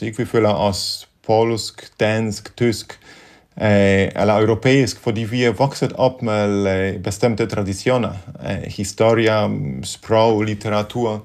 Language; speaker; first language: Danish; non-native, fluent; Polish